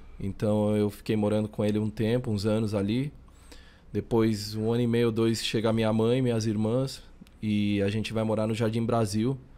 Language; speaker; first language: Portuguese; early bilingual, other home language; Spanish